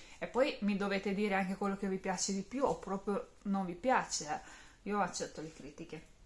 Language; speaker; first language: Italian; non-native, fluent; Romanian